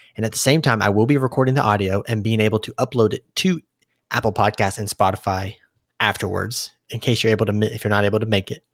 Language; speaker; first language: English; native; English